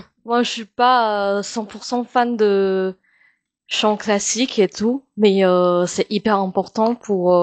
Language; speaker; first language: French; non-native, fluent; Chinese